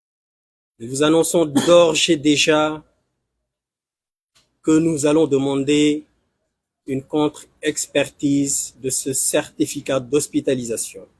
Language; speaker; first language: French; non-native, local second language; Wolof